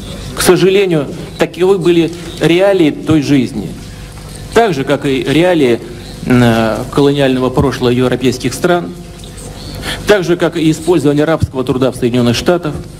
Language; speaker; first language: Russian; native; Russian